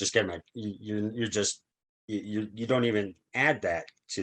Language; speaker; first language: English; native; English